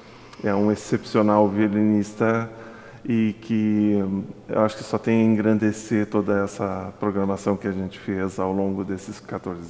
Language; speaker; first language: Portuguese; native; Portuguese